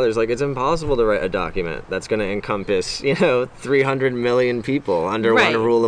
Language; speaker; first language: English; native; English